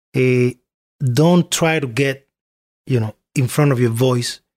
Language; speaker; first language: English; non-native, fluent; Spanish